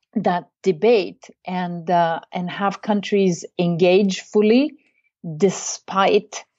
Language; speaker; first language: English; non-native, fluent; Bulgarian